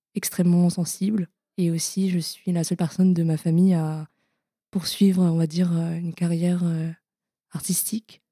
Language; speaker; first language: French; native; French